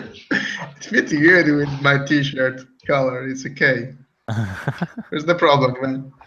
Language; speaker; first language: English; non-native, fluent; Italian